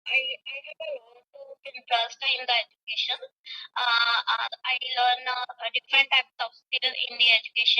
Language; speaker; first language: English; non-native, learner; Punjabi